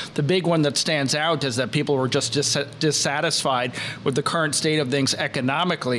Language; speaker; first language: English; native; English